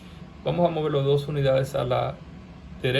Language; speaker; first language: Spanish; early bilingual, heritage; Spanish